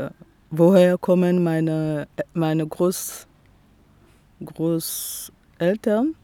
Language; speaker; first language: German; non-native, fluent; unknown